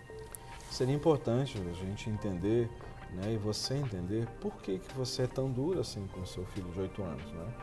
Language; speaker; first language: Portuguese; native; Portuguese